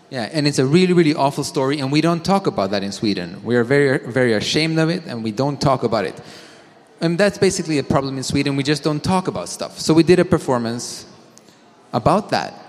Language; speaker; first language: English; non-native, fluent; Swedish